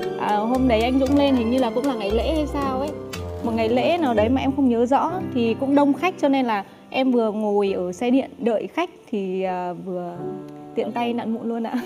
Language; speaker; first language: Vietnamese; non-native, local second language; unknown